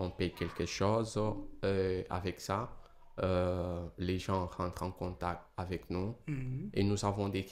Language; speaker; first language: French; non-native, fluent; Portuguese